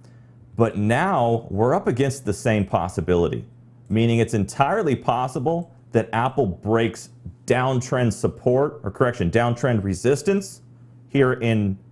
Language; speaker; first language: English; native; English